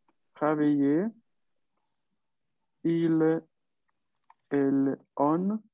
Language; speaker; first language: French; non-native, fluent; Spanish